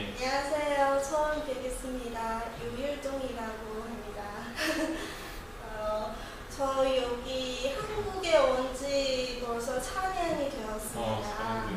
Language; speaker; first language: Korean; non-native, learner; Chinese